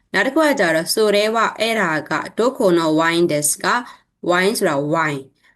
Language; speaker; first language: Burmese; native; Burmese